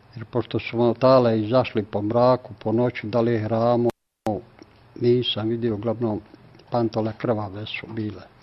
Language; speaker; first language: Serbian; native; Serbian